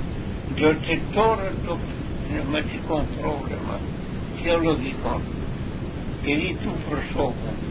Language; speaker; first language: Greek; non-native, fluent; Russian